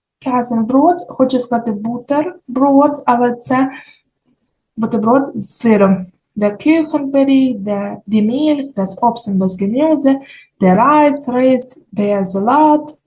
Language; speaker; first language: German; non-native, learner; Ukrainian